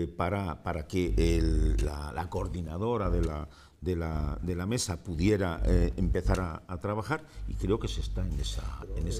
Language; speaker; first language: Spanish; native; Spanish